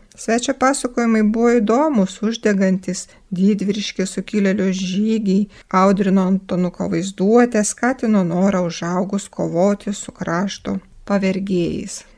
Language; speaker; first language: Lithuanian; native; Lithuanian